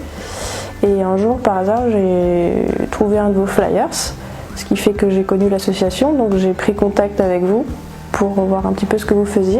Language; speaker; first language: French; native; French